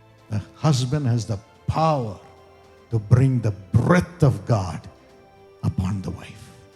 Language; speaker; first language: English; non-native, local second language; Tamil